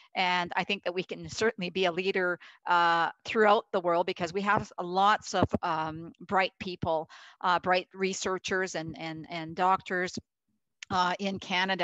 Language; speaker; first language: English; native; English